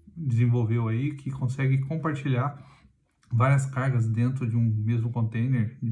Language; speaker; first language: Portuguese; native; Portuguese